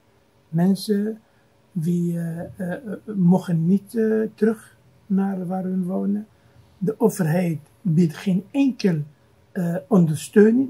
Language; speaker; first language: Dutch; non-native, fluent; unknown